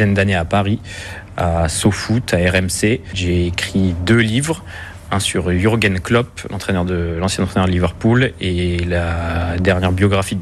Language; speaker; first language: French; native; French